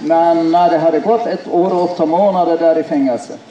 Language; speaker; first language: Swedish; non-native, fluent; Finnish